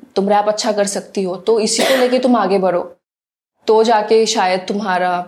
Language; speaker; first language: Hindi; non-native, local second language; Assamese